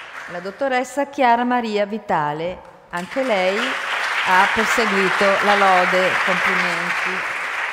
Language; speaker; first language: Italian; native; Italian